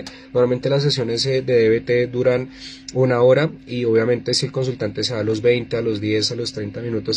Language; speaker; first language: Spanish; native; Spanish